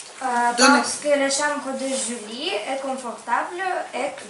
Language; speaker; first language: French; non-native, learner; Ukrainian